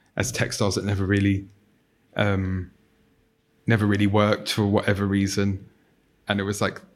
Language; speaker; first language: English; native; English